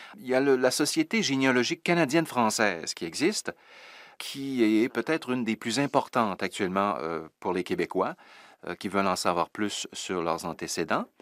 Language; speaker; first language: French; native; French